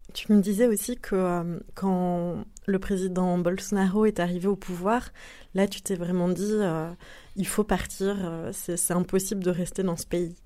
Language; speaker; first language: French; native; French